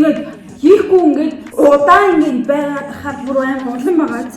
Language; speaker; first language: Mongolian; native; Mongolian